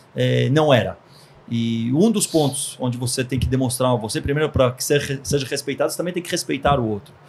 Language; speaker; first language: Portuguese; early bilingual, other home language; Hebrew